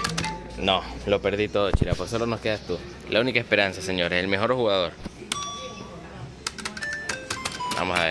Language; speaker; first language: Spanish; native; Spanish